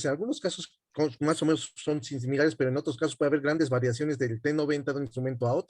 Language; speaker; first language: Spanish; native; Spanish